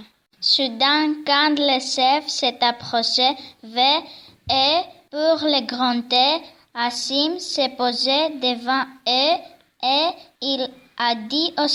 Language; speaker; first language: French; non-native, learner; Greek